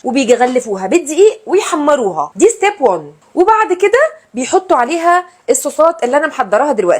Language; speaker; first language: Arabic; native; Arabic